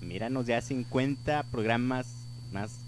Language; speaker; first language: Spanish; native; Spanish